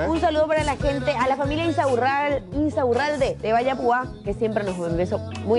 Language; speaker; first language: Spanish; native; Spanish